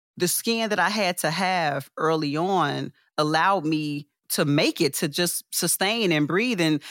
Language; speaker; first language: English; native; English